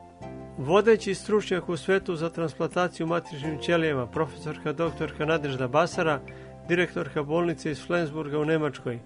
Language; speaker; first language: Serbian; native; Serbian